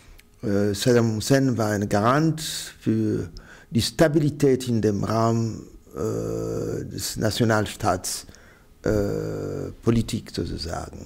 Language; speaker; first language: German; non-native, fluent; Arabic